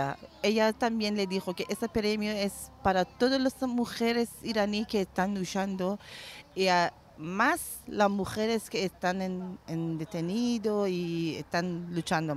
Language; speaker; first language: Spanish; non-native, learner; Persian